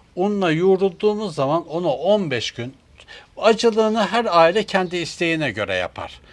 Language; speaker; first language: Turkish; native; Turkish